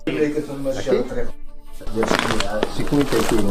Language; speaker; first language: Spanish; non-native, learner; Arabic